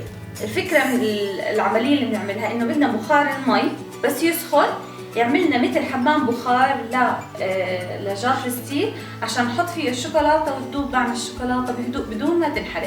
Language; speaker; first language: Arabic; native; Arabic